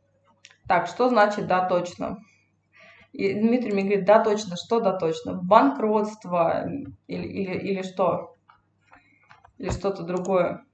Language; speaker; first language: Russian; native; Russian